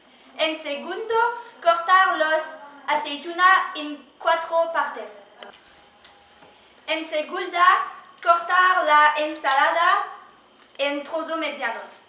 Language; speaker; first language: Spanish; non-native, learner; French